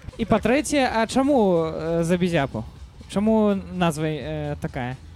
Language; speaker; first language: Belarusian; non-native, local second language; Russian